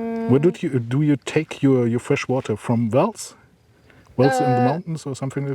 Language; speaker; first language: English; non-native, fluent; German